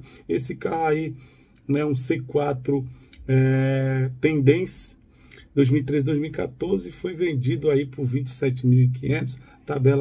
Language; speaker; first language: Portuguese; native; Portuguese